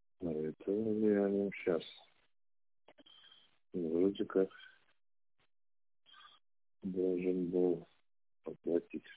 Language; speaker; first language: Russian; native; Russian